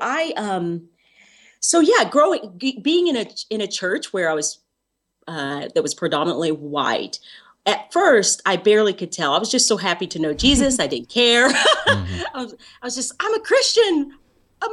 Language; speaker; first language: English; native; English